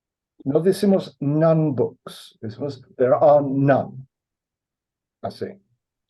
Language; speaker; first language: Spanish; non-native, fluent; English